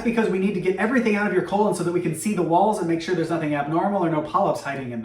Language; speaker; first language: English; native; English